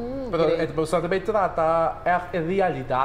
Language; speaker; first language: Dutch; non-native, local second language; Papiamento